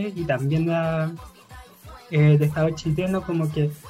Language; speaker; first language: Spanish; native; Spanish